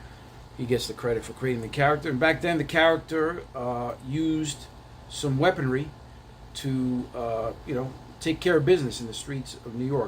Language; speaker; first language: English; native; English